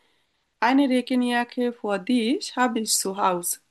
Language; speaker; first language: German; non-native, learner; Bangla